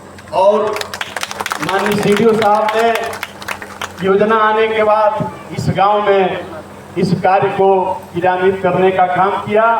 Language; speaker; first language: Hindi; native; Hindi